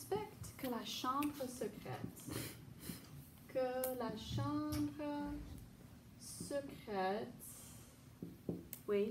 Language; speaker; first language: French; non-native, fluent; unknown